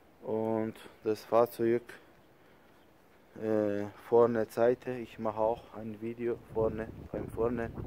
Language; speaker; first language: German; non-native, learner; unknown